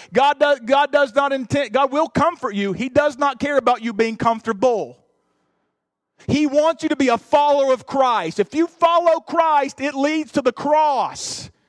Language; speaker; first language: English; native; English